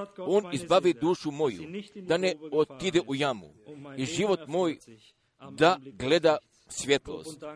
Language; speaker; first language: Croatian; early bilingual, heritage; Croatian